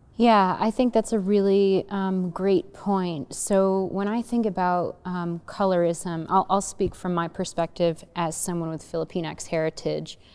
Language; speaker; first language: English; native; English